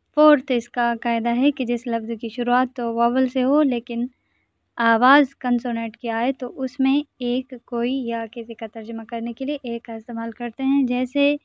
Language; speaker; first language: Urdu; non-native, local second language; Sindhi